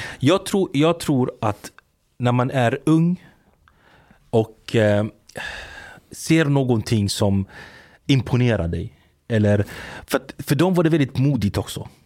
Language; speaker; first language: Swedish; early bilingual, other home language; Arabic